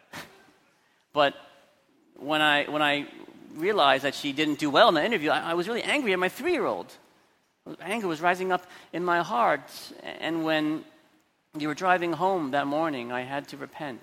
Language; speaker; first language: English; native; English